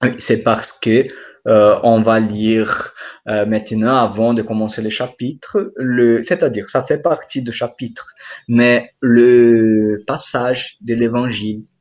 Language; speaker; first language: French; non-native, fluent; Portuguese